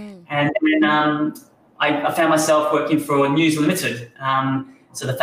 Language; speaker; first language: English; native; English